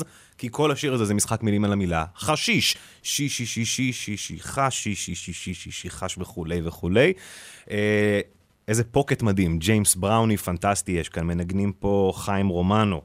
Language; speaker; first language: Hebrew; native; Hebrew